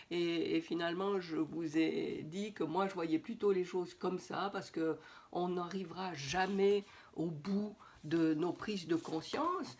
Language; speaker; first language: French; native; French